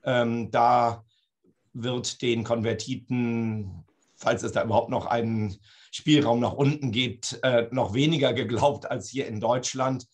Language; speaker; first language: German; native; German